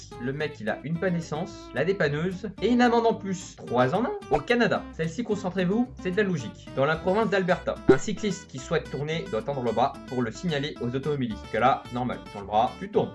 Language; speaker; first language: French; native; French